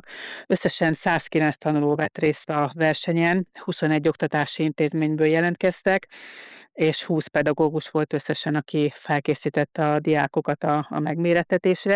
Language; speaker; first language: Hungarian; native; Hungarian